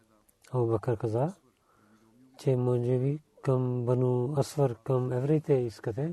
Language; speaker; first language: Bulgarian; non-native, learner; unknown